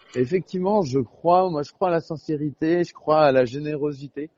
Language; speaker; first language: French; native; French